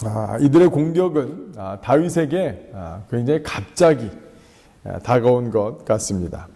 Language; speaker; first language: Korean; native; Korean